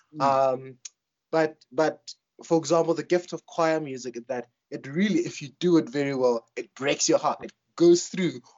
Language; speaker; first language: English; non-native, local second language; Tswana